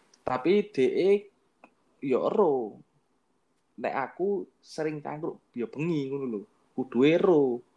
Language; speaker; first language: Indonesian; native; Indonesian